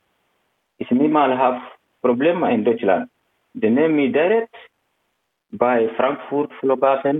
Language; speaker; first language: German; non-native, learner; Fula